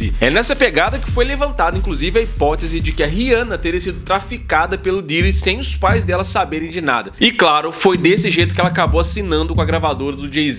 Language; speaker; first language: Portuguese; native; Portuguese